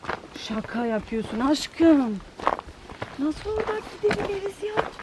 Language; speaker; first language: Turkish; non-native, fluent; Albanian